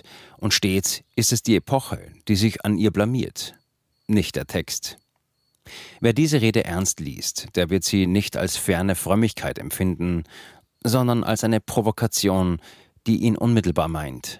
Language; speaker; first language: German; native; German